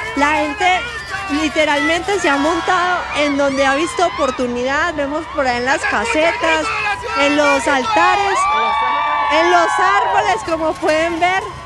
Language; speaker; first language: Spanish; native; Spanish